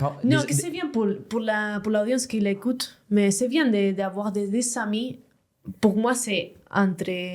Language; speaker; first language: French; non-native, learner; Spanish